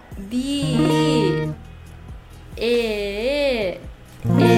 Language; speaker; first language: Japanese; non-native, learner; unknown